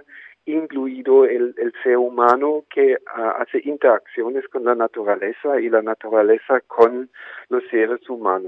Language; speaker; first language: Spanish; non-native, fluent; German